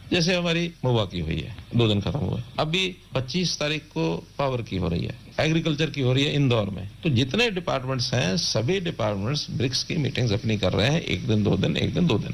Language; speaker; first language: Hindi; native; Hindi